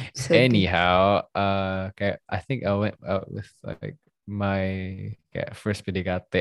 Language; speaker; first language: English; non-native, fluent; Indonesian